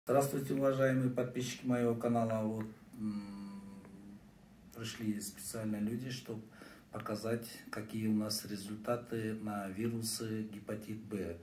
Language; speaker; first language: Russian; non-native, local second language; Kyrgyz